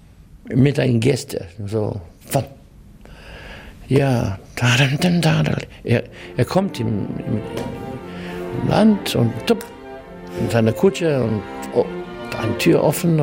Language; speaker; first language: German; non-native, learner; English